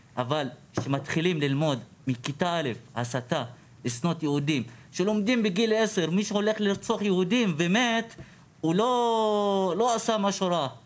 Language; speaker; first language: Hebrew; non-native, local second language; Arabic